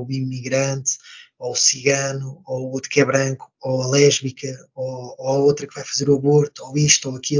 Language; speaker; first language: Portuguese; native; Portuguese